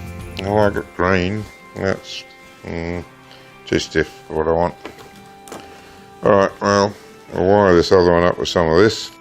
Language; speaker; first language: English; native; English